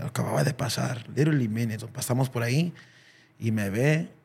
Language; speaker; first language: Spanish; early bilingual, heritage; Spanish